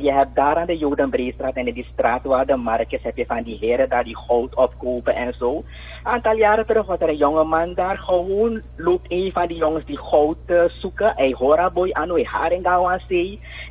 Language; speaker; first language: Dutch; native; Dutch